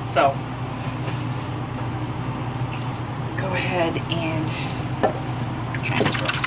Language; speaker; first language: English; non-native, local second language; Filipino